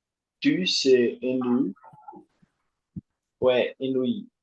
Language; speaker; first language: French; non-native, learner; Portuguese